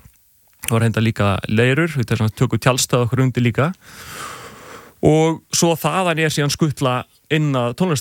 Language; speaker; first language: Icelandic; native; Icelandic